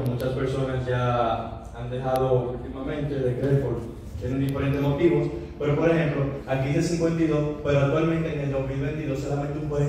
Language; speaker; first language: Spanish; early bilingual, heritage; Spanish